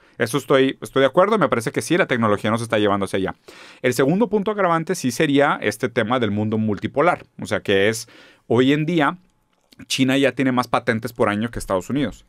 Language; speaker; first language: Spanish; non-native, fluent; German